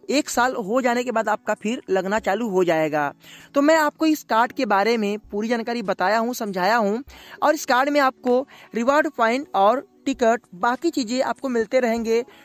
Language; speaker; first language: Hindi; native; Hindi